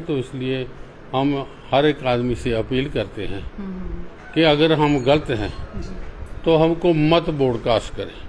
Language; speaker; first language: Hindi; native; Hindi